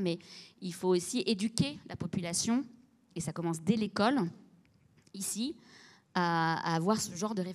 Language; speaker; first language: French; native; French